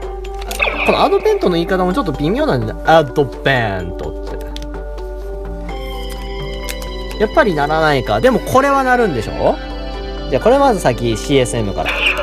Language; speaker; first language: Japanese; native; Japanese